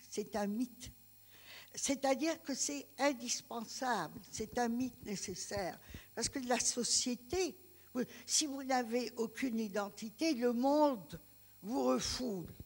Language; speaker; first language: French; non-native, local second language; Greek